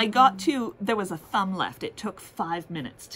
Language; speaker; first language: English; native; English